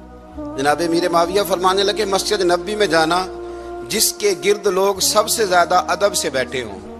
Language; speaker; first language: Urdu; native; Urdu